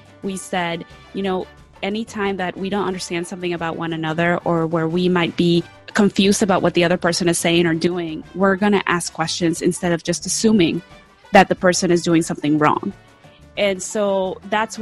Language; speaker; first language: English; early bilingual, other home language; Spanish